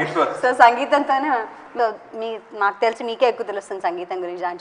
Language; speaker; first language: Telugu; native; Telugu